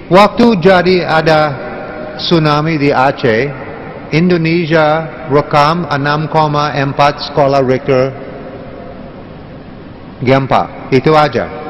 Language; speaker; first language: Indonesian; non-native, learner; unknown